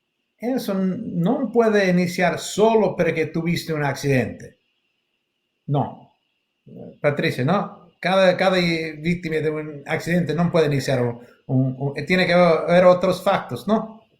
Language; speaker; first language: Spanish; non-native, learner; English